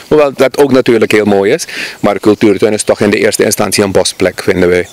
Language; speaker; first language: Dutch; native; Dutch